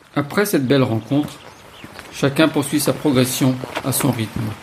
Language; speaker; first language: French; native; French